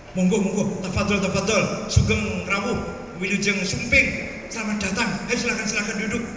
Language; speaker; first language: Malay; non-native, local second language; Javanese